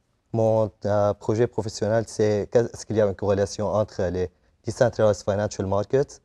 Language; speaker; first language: French; non-native, local second language; Arabic